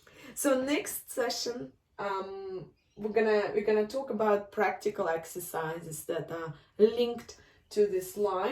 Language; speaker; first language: English; non-native, fluent; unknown